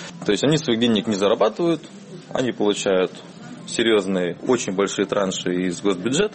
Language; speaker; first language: Russian; native; Russian